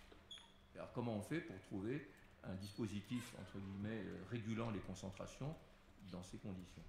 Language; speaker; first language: French; native; French